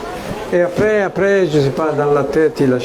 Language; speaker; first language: French; non-native, fluent; Italian